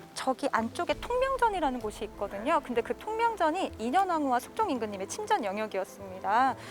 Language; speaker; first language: Korean; native; Korean